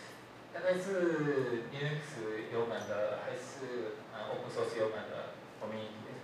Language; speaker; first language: Chinese; non-native, learner; Japanese